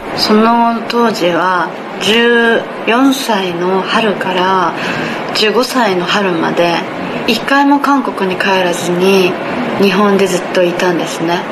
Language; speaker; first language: Japanese; non-native, fluent; Korean